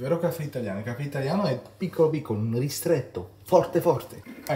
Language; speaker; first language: Italian; early bilingual, heritage; Italian